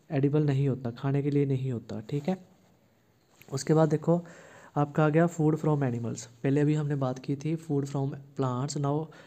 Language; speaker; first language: Hindi; native; Hindi